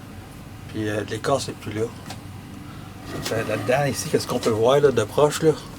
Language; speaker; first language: French; native; French